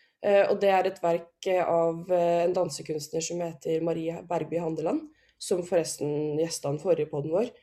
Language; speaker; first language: Norwegian; native; Norwegian